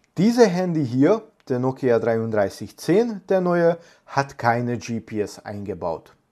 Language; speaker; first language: German; non-native, fluent; Hungarian